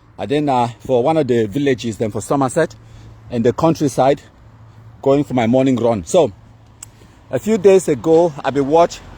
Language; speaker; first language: Nigerian Pidgin; native; Nigerian Pidgin